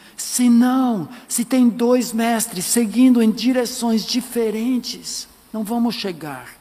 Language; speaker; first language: Portuguese; non-native, fluent; English